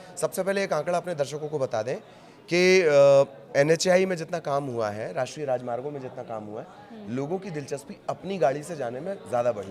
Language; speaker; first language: Hindi; native; Hindi